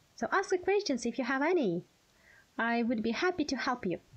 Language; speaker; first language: English; non-native, fluent; Russian